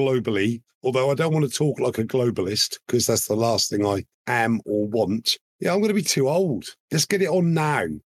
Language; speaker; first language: English; native; English